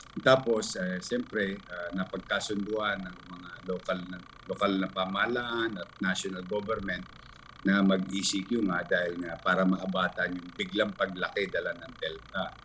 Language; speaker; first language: Filipino; native; Filipino